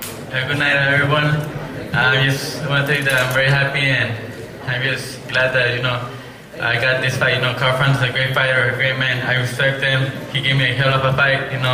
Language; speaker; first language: English; non-native, fluent; Spanish